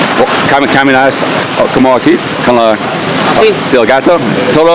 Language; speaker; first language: Spanish; non-native, learner; English